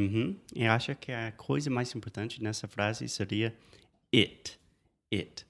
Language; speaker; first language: Portuguese; non-native, fluent; English